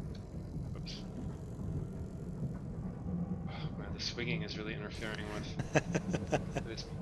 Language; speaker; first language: English; native; English